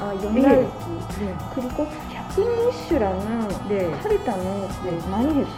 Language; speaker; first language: Korean; non-native, fluent; Japanese